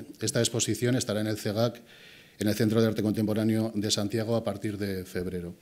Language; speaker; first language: Spanish; native; Spanish